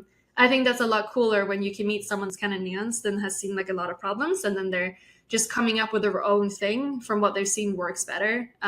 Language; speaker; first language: English; non-native, fluent; Swedish